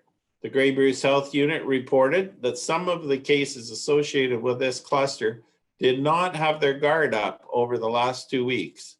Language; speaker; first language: English; native; English